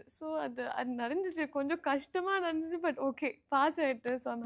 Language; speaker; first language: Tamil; non-native, learner; Telugu